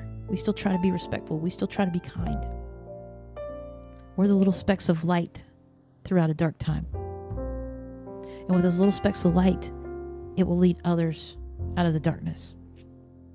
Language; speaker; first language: English; native; English